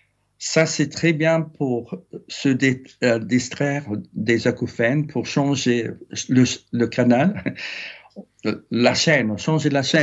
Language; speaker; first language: French; non-native, fluent; English